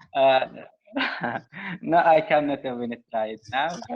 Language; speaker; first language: English; non-native, learner; Arabic